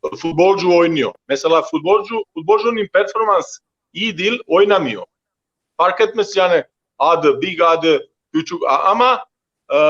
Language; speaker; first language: Turkish; non-native, learner; Croatian